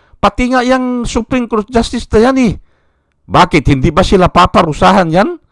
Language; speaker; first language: Filipino; non-native, local second language; Iloko